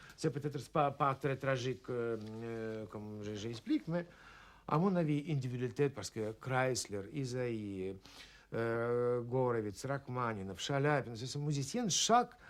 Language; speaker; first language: French; non-native, learner; Russian